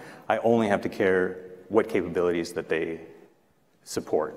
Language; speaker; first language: English; native; English